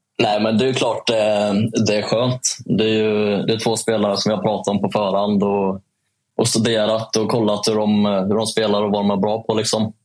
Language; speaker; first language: Swedish; native; Swedish